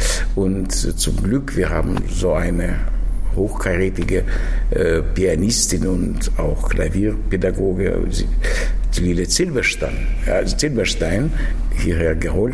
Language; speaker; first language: German; non-native, fluent; Russian